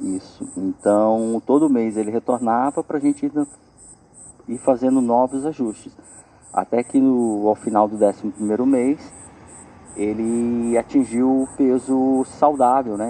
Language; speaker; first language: Portuguese; native; Portuguese